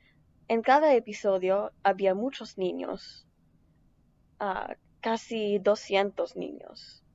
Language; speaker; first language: Spanish; non-native, learner; English